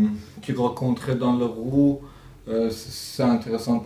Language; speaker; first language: French; non-native, learner; Persian